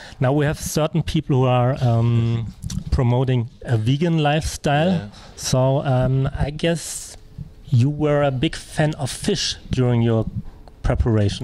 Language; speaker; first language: English; non-native, fluent; German